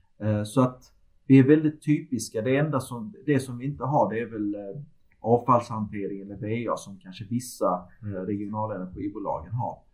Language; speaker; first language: Swedish; early bilingual, other home language; Turkish